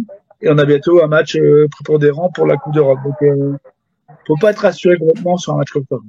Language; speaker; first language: French; native; French